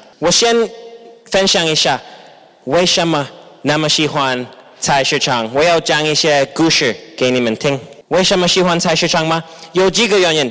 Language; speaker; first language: Chinese; non-native, fluent; English